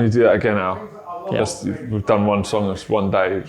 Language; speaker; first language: English; native; English